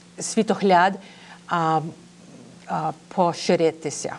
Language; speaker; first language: Ukrainian; early bilingual, heritage; English